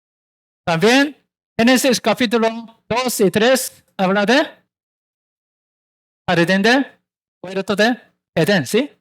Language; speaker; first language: Spanish; non-native, learner; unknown